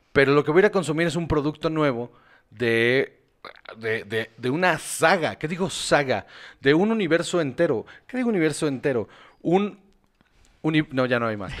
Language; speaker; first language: Spanish; native; Spanish